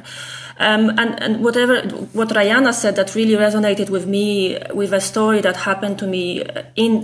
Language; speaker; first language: English; non-native, fluent; Polish